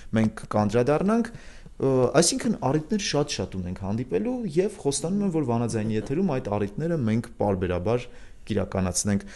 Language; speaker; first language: Armenian; native; Armenian